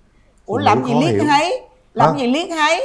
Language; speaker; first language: Vietnamese; native; Vietnamese